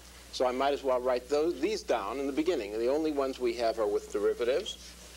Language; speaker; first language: English; native; English